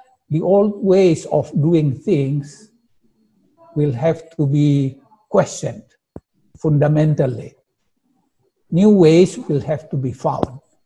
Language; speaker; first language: English; non-native, fluent; Indonesian